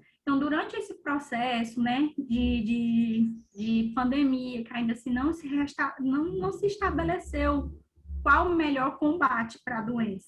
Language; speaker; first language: Portuguese; native; Portuguese